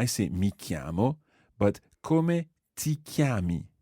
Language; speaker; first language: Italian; non-native, fluent; English